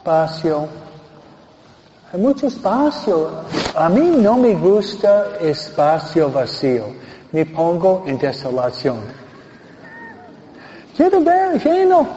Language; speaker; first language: Spanish; non-native, fluent; English